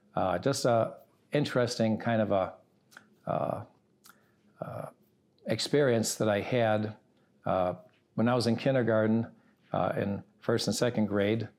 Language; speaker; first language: English; early bilingual, other home language; Italian